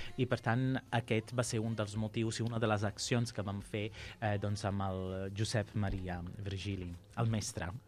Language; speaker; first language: Catalan; non-native, fluent; Sicilian